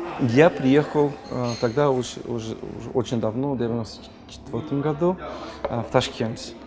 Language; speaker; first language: Russian; non-native, fluent; English